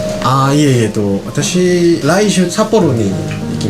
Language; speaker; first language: Japanese; non-native, learner; Korean